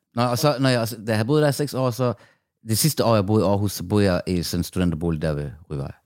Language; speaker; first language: Danish; early bilingual, other home language; Persian